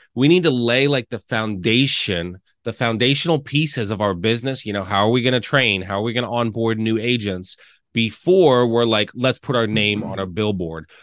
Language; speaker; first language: English; native; English